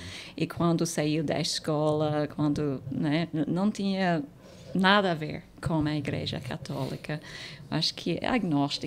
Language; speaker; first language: Portuguese; non-native, fluent; English